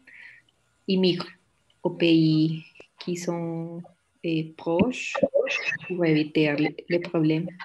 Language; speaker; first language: French; non-native, learner; Spanish